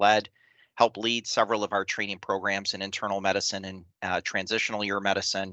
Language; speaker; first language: English; native; English